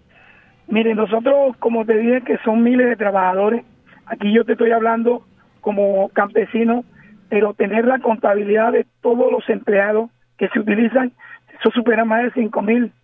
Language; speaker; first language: Spanish; native; Spanish